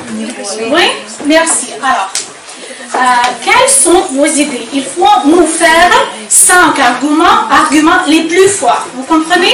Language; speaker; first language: French; non-native, fluent; Ukrainian